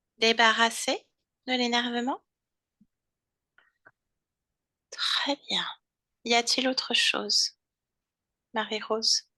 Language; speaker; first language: French; native; French